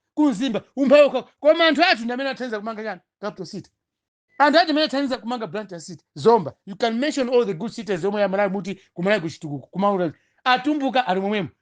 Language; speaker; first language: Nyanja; non-native, local second language; Tumbuka